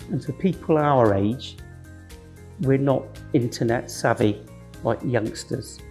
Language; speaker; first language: English; native; English